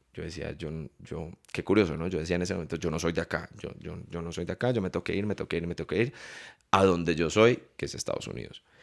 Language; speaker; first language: Spanish; early bilingual, heritage; English